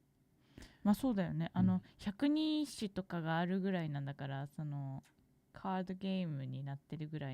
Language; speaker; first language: Japanese; native; Japanese